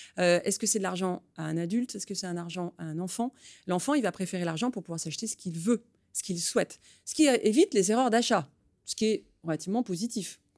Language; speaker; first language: French; native; French